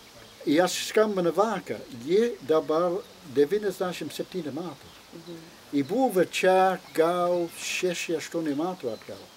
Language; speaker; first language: Lithuanian; non-native, learner; English